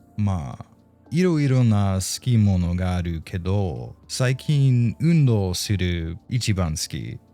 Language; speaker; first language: Japanese; non-native, learner; English